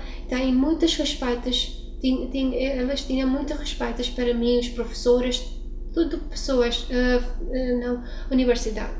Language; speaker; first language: Portuguese; non-native, learner; Urdu